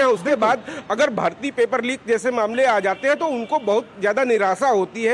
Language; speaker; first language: Hindi; native; Hindi